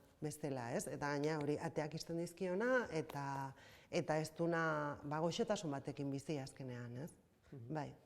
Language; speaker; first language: Basque; native; Basque